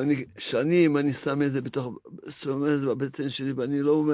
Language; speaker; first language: Hebrew; non-native, fluent; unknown